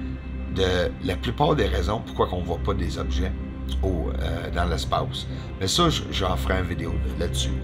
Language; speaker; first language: French; native; French